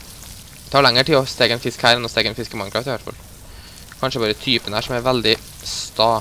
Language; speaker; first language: Norwegian; native; Norwegian